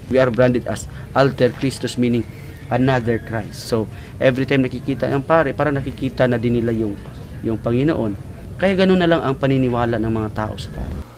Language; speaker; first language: Filipino; non-native, local second language; Cebuano